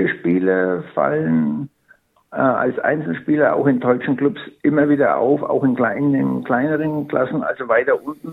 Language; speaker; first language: German; native; German